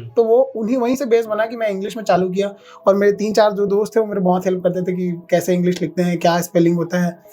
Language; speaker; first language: Hindi; native; Hindi